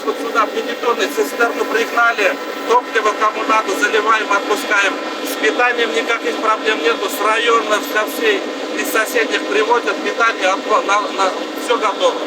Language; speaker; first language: Russian; native; Russian